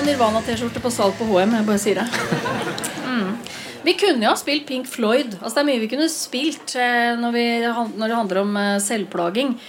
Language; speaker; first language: Norwegian; native; Norwegian